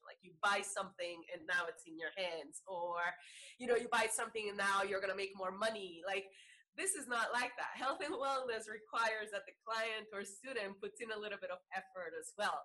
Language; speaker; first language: English; non-native, fluent; Spanish